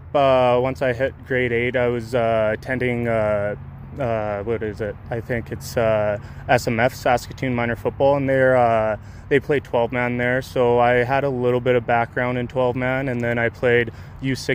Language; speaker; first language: English; native; English